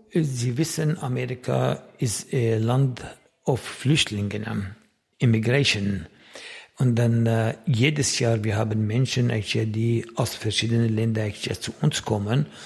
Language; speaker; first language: German; non-native, fluent; Arabic